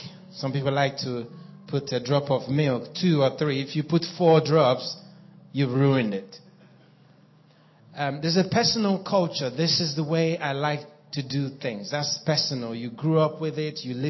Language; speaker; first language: English; non-native, local second language; Igbo